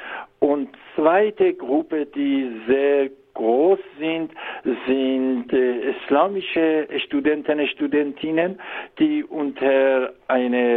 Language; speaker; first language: German; non-native, learner; Persian